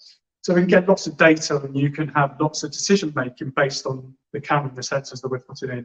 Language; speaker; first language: English; native; English